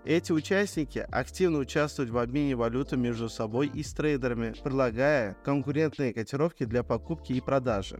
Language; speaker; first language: Russian; native; Russian